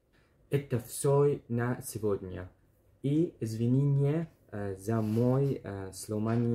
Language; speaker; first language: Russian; non-native, learner; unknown